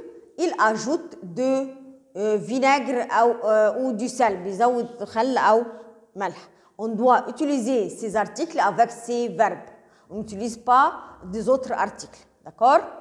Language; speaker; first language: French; non-native, local second language; Arabic